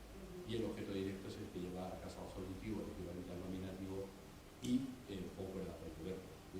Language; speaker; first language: Spanish; native; Spanish